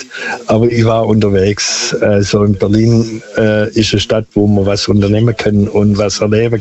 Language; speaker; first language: German; non-native, local second language; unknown